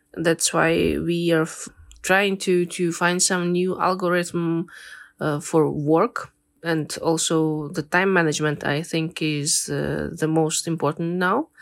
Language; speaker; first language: English; non-native, fluent; Ukrainian